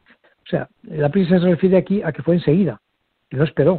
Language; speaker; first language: Spanish; native; Spanish